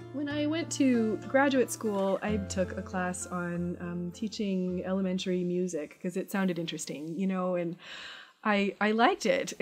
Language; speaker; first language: English; native; English